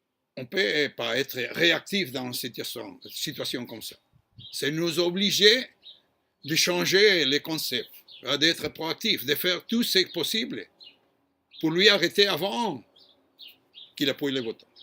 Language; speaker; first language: French; non-native, fluent; Hebrew